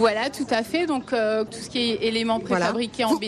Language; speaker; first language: French; native; French